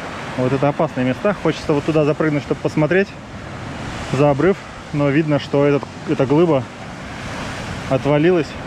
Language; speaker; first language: Russian; native; Russian